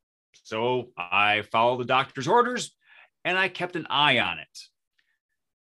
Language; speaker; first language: English; native; English